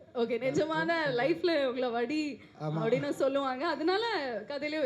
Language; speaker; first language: Tamil; native; Tamil